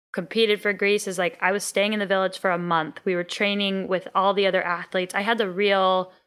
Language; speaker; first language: English; early bilingual, other home language; Greek